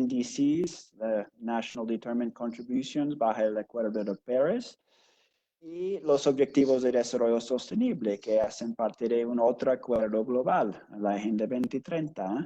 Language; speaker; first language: Spanish; non-native, fluent; English